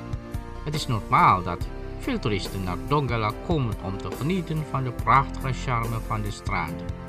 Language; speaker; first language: Dutch; non-native, fluent; Indonesian